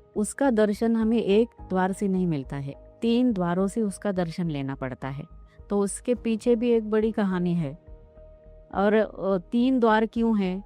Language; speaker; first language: Hindi; non-native, local second language; Marathi